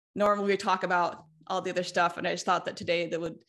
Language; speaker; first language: English; native; English